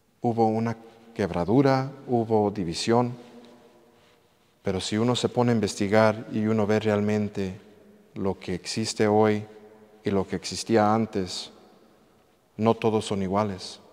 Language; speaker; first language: Spanish; early bilingual, heritage; English